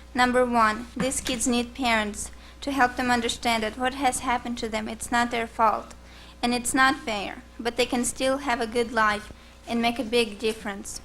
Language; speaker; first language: English; early bilingual, other home language; Russian